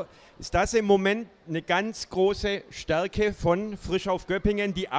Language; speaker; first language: German; native; German